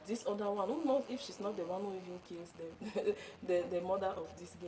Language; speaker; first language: English; non-native, local second language; French